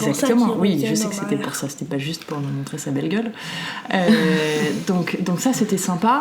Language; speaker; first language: French; native; French